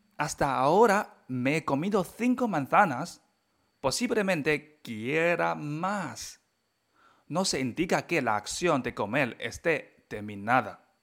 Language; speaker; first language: Spanish; non-native, fluent; Chinese